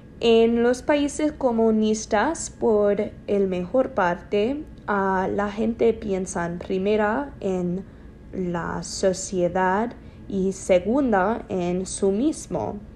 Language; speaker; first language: Spanish; non-native, learner; English